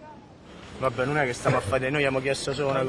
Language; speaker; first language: Italian; native; Italian